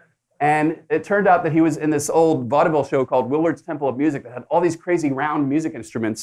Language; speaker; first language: English; native; English